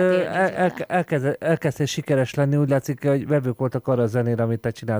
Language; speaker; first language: Hungarian; native; Hungarian